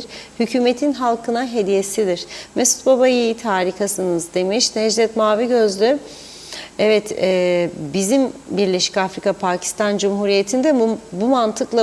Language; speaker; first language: Turkish; native; Turkish